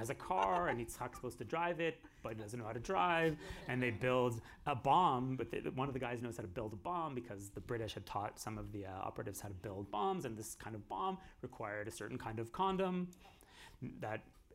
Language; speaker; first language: English; native; English